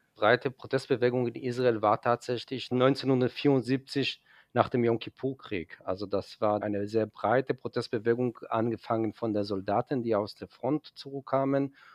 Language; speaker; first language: German; non-native, fluent; Hebrew